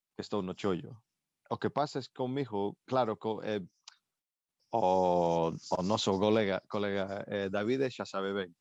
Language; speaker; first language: Galician; non-native, local second language; Spanish